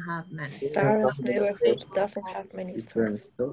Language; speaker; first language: English; non-native, learner; Spanish